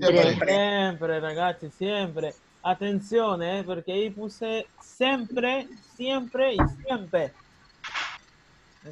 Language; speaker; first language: Italian; non-native, fluent; Spanish